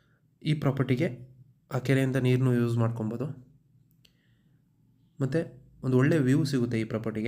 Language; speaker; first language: Kannada; native; Kannada